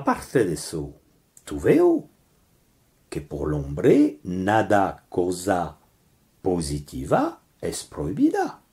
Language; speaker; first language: Spanish; non-native, learner; French